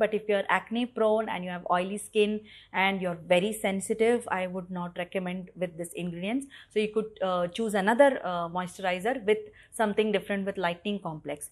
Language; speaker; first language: English; non-native, local second language; Malayalam